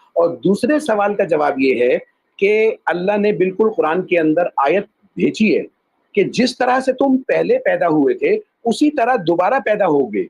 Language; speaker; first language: Urdu; native; Urdu